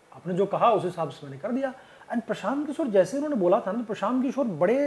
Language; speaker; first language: Hindi; native; Hindi